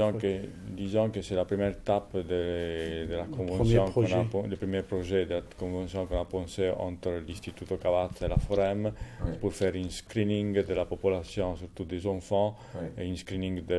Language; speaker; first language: French; non-native, fluent; Italian